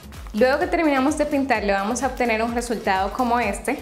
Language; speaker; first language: Spanish; native; Spanish